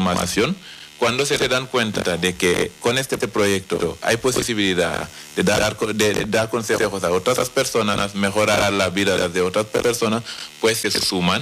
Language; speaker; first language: Spanish; non-native, fluent; Wolof